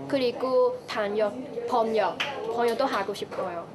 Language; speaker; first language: Korean; non-native, learner; Cantonese